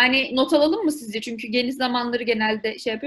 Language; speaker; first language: Turkish; native; Turkish